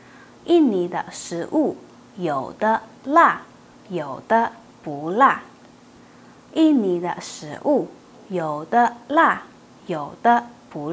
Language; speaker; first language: Chinese; non-native, fluent; Indonesian